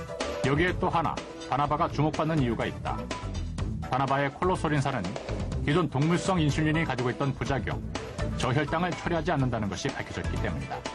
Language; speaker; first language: Korean; native; Korean